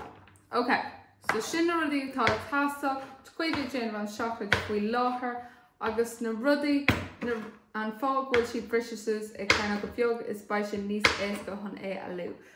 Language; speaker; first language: Irish; non-native, local second language; English